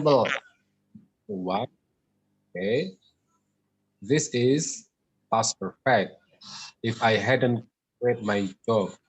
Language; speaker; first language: English; non-native, learner; Indonesian